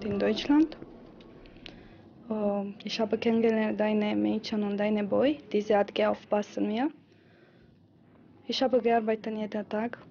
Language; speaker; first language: German; non-native, learner; Romanian